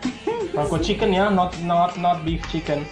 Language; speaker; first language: English; non-native, fluent; Indonesian